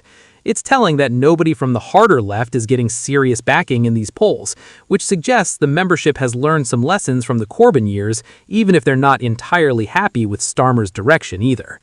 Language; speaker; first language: English; native; English